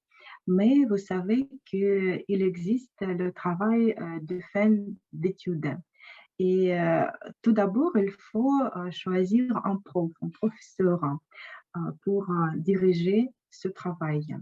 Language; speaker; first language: French; non-native, fluent; Russian